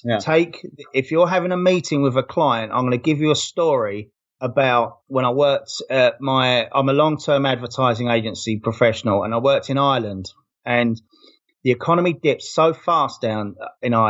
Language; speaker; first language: English; native; English